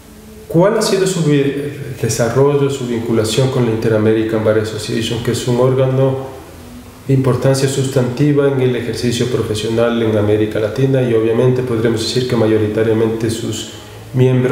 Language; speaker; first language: Spanish; native; Spanish